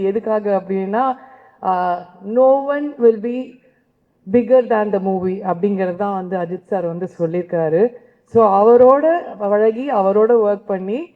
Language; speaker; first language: Tamil; native; Tamil